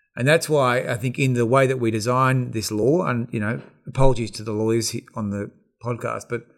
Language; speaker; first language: English; native; English